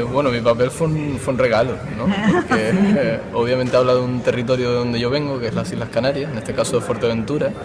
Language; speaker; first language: Spanish; native; Spanish